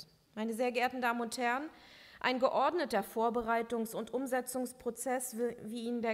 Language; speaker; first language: German; native; German